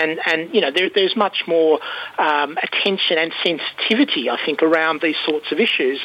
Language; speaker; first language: English; native; English